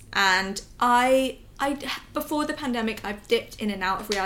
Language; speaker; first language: English; native; English